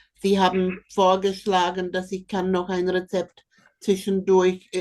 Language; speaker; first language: German; non-native, learner; English